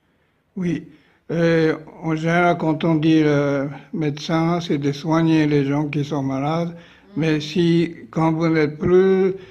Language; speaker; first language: French; non-native, fluent; Japanese